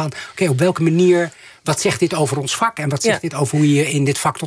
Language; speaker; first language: Dutch; native; Dutch